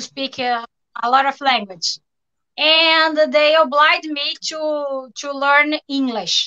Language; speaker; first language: English; non-native, learner; Portuguese